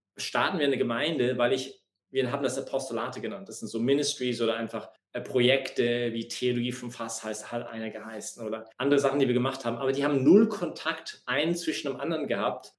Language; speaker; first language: German; non-native, fluent; English